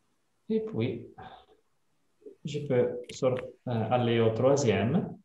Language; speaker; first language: French; non-native, fluent; Italian